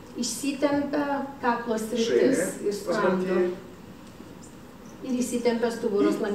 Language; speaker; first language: Lithuanian; native; Lithuanian